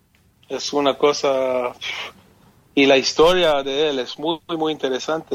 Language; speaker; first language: Spanish; non-native, fluent; Hebrew